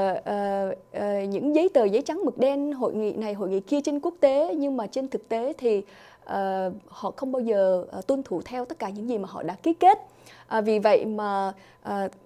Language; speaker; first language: Vietnamese; early bilingual, other home language; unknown